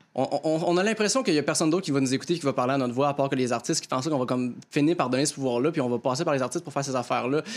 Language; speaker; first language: French; native; French